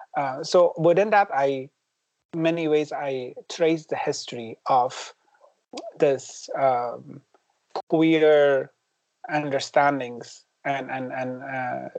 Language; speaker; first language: English; non-native, fluent; Persian